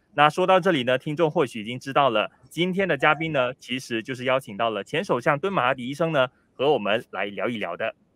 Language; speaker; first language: Chinese; native; Chinese